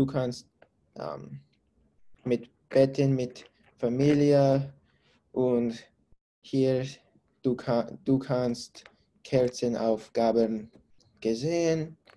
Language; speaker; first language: German; non-native, learner; English